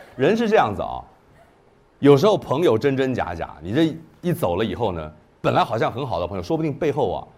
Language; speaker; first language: Chinese; native; Chinese